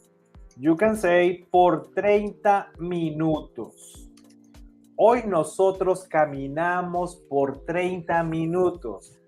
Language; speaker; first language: Spanish; non-native, fluent; English